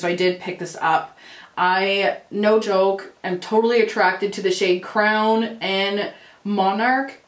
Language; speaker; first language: English; native; English